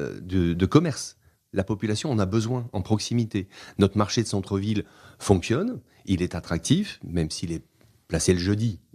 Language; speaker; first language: French; native; French